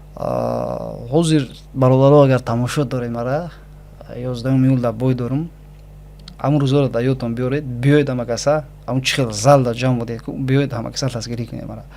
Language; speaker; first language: Tajik; non-native, local second language; Shughni